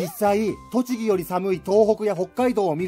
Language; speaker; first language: Japanese; native; Japanese